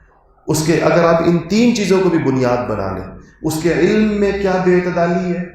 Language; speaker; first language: Urdu; native; Urdu